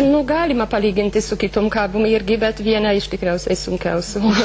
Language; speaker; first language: Lithuanian; non-native, fluent; Hungarian